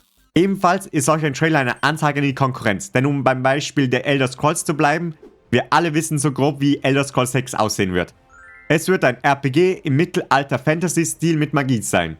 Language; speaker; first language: German; native; German